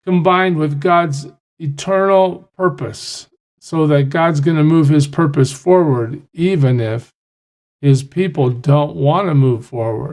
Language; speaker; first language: English; native; English